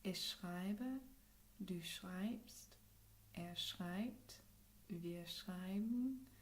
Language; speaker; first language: German; non-native, learner; English